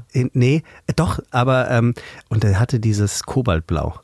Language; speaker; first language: German; native; German